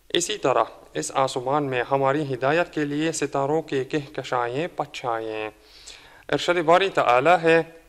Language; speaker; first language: Urdu; non-native, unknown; Arabic